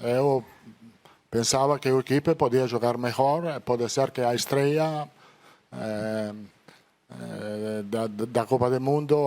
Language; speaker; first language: Portuguese; non-native, learner; Italian